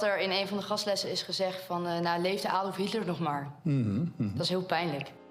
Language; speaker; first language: Dutch; native; Dutch